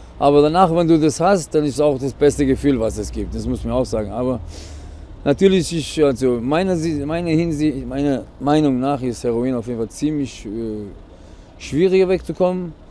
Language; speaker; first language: German; non-native, fluent; Portuguese